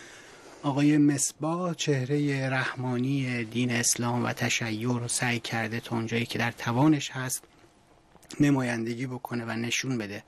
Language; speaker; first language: Persian; native; Persian